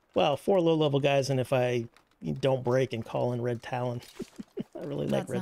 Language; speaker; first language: English; native; English